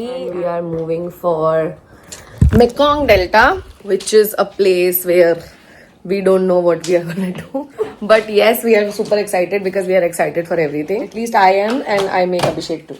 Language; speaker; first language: English; non-native, local second language; Hindi